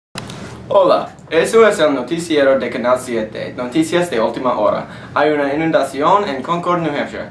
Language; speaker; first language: Spanish; non-native, learner; English